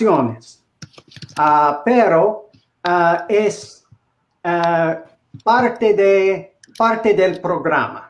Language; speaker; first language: Spanish; non-native, learner; English